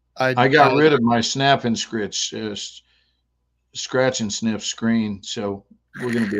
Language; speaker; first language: English; native; English